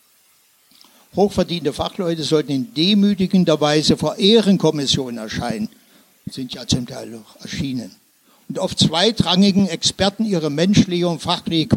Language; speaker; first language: German; native; German